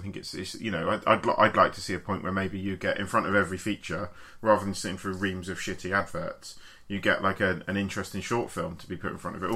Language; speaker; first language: English; native; English